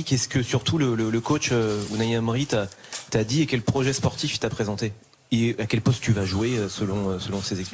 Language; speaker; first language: French; native; French